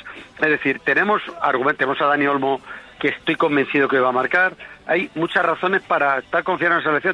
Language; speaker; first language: Spanish; native; Spanish